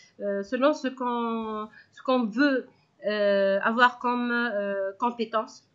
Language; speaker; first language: French; non-native, local second language; Arabic